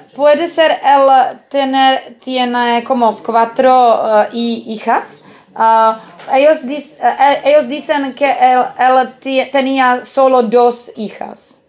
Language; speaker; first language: Spanish; non-native, learner; Czech